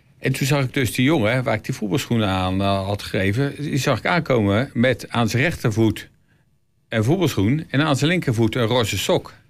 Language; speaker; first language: Dutch; native; Dutch